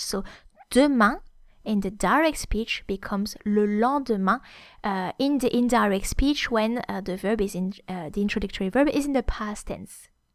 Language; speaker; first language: English; non-native, fluent; French